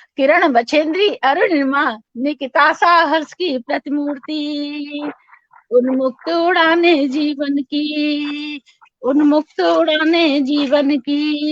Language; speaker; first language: Hindi; native; Hindi